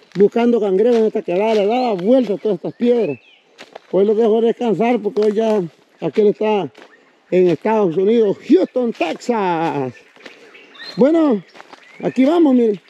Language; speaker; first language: Spanish; native; Spanish